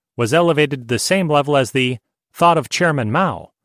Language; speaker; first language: English; non-native, fluent; Hungarian